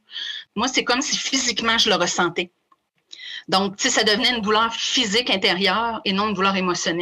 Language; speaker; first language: French; native; French